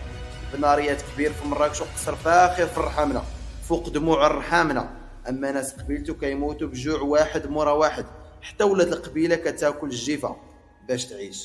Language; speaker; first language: Arabic; native; Arabic